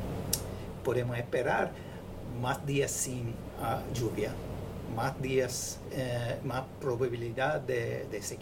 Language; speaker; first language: Spanish; non-native, fluent; English